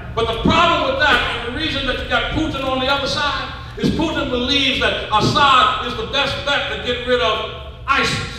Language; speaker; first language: English; native; English